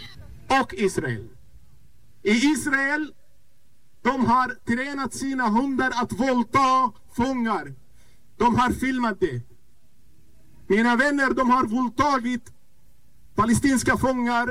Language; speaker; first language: Swedish; non-native, fluent; Arabic